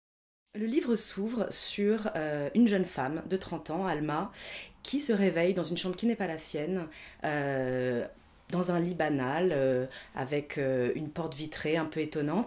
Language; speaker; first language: French; native; French